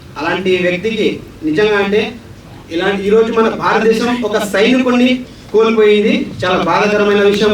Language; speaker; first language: Telugu; non-native, local second language; Lambadi